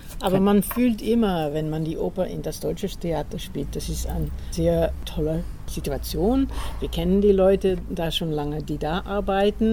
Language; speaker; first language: German; non-native, fluent; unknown